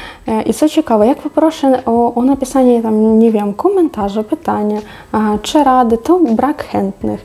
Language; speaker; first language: Polish; non-native, fluent; Russian